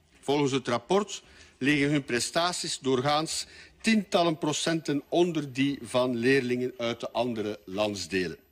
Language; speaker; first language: Dutch; native; Dutch